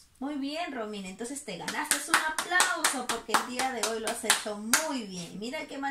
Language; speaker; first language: Spanish; native; Spanish